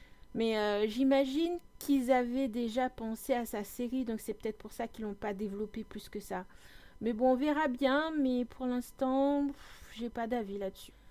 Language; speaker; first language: French; native; French